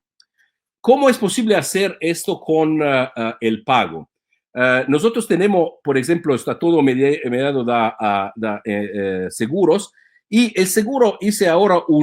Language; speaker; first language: Spanish; non-native, fluent; Italian